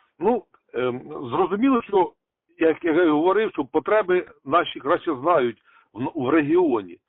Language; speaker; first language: Ukrainian; native; Ukrainian